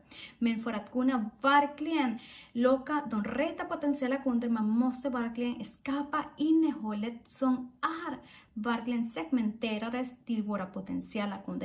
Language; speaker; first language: Swedish; non-native, fluent; Spanish